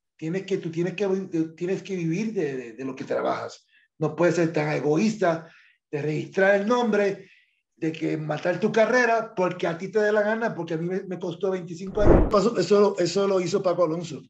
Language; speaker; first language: Spanish; native; Spanish